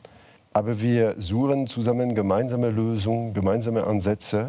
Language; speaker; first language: German; non-native, fluent; French